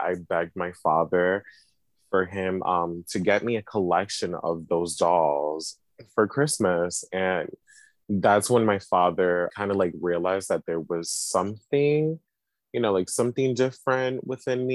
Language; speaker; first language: English; native; English